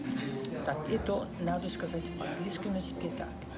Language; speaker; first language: Russian; non-native, learner; Slovak